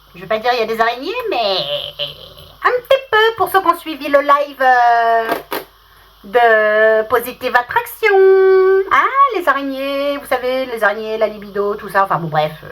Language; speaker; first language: French; native; French